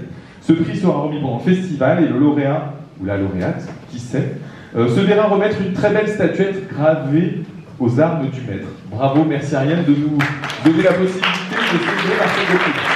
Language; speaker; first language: French; native; French